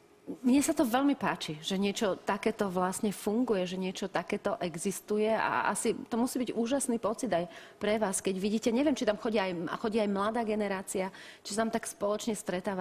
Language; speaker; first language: Slovak; native; Slovak